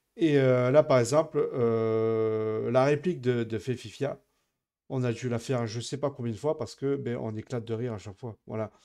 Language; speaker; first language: French; native; French